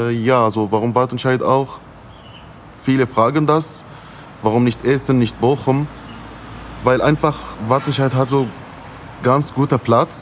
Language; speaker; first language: German; non-native, fluent; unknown